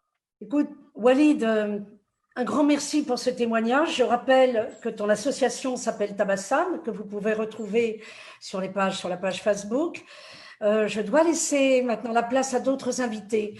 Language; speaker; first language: French; native; French